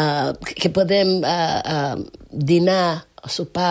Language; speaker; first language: Catalan; non-native, learner; English